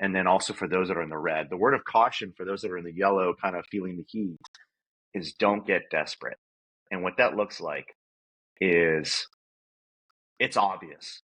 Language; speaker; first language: English; native; English